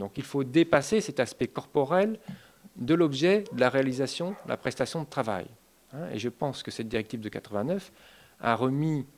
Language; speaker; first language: French; native; French